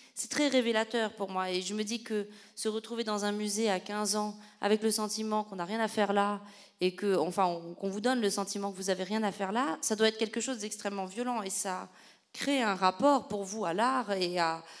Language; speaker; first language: French; native; French